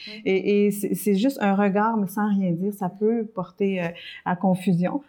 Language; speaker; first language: French; early bilingual, other home language; Spanish